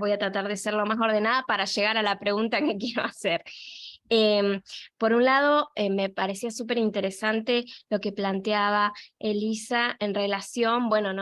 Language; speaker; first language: Spanish; native; Spanish